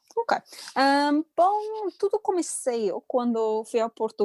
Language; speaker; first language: Portuguese; non-native, fluent; English